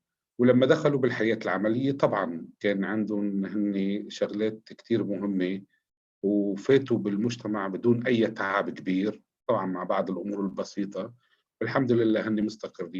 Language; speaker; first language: Arabic; native; Arabic